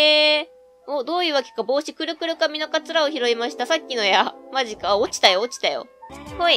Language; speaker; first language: Japanese; native; Japanese